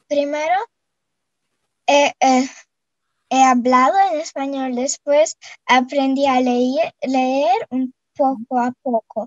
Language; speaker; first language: Spanish; non-native, fluent; Russian